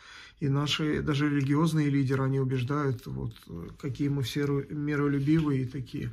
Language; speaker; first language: Russian; native; Russian